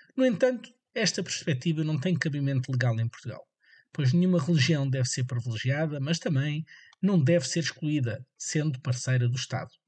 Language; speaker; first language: Portuguese; native; Portuguese